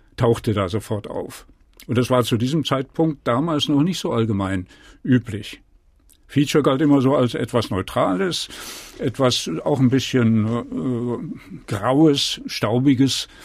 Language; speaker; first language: German; native; German